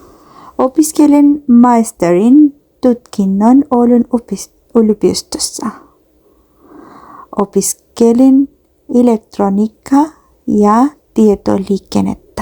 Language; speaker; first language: Finnish; non-native, learner; Bangla